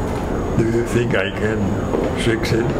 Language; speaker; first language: English; non-native, fluent; Haitian Creole